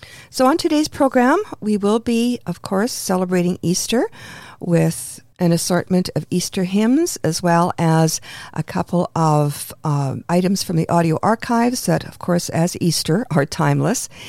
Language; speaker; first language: English; early bilingual, other home language; Ukrainian